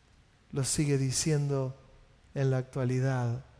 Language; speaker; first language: Spanish; native; Spanish